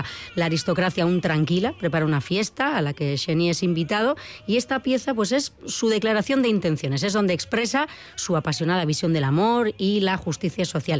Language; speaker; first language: Spanish; native; Spanish